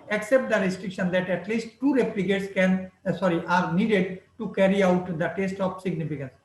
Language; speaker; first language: English; non-native, local second language; Bangla